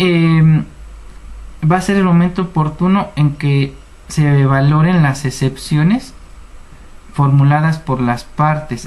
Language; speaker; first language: Spanish; native; Spanish